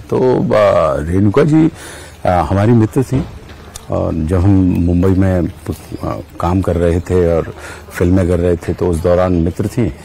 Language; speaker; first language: Hindi; native; Hindi